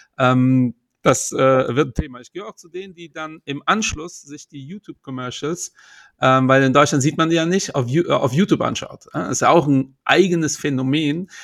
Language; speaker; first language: German; early bilingual, other home language; Portuguese